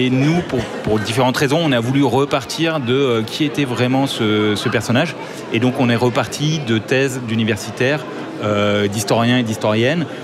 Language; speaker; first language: French; native; French